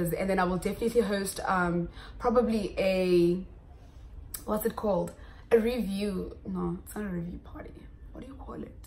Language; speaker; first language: English; non-native, local second language; Xhosa